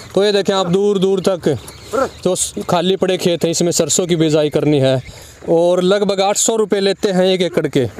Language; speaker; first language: Hindi; native; Hindi